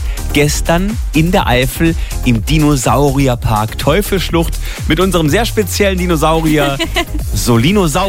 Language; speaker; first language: German; native; German